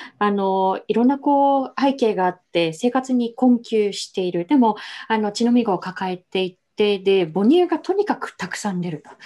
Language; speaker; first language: Japanese; native; Japanese